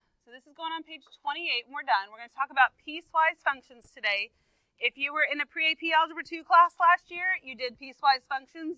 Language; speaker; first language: English; native; English